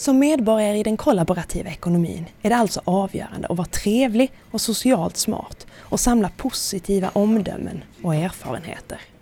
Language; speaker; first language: Swedish; native; Swedish